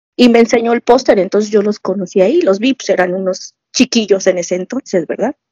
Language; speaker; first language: Spanish; native; Spanish